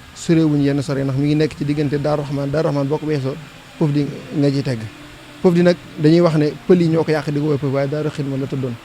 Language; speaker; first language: Wolof; native; Wolof